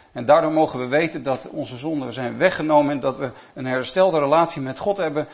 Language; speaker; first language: Dutch; native; Dutch